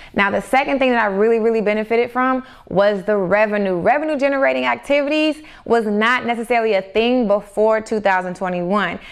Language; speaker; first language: English; native; English